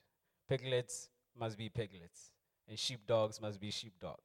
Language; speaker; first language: English; non-native, local second language; Tswana